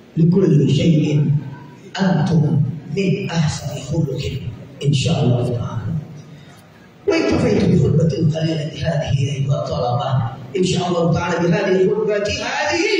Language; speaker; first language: Arabic; non-native, learner; Indonesian